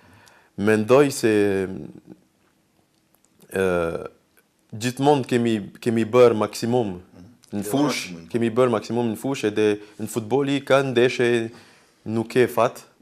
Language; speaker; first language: Albanian; non-native, learner; French